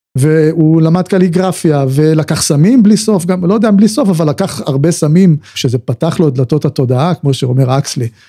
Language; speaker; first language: Hebrew; native; Hebrew